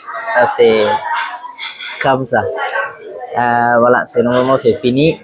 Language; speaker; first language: French; non-native, learner; Tamil